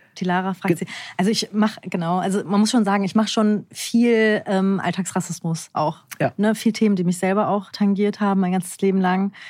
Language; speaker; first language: German; early bilingual, other home language; Turkish